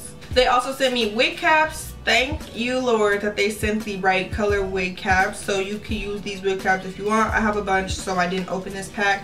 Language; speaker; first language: English; native; English